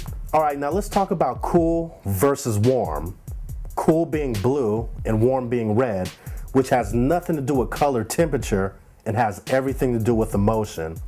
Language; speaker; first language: English; native; English